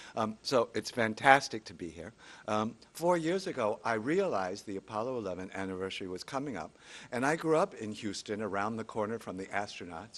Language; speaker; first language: English; native; English